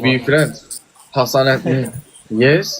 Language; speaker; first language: English; non-native, learner; Turkish